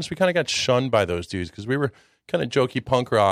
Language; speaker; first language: English; early bilingual, other home language; Czech